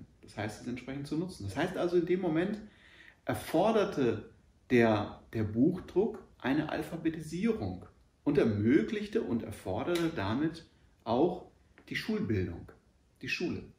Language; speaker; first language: German; native; German